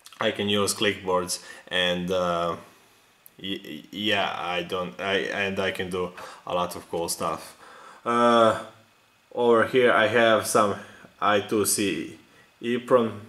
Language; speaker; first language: English; non-native, fluent; Serbian